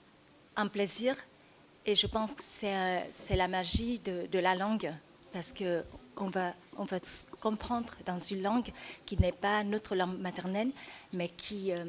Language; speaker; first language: French; non-native, fluent; Vietnamese